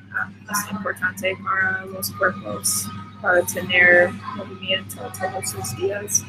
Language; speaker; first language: Spanish; non-native, learner; English